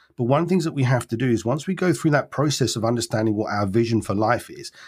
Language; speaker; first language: English; native; English